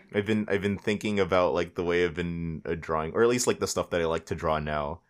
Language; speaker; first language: English; early bilingual, other home language; Filipino